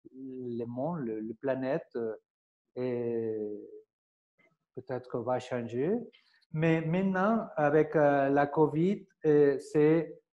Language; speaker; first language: French; non-native, fluent; Spanish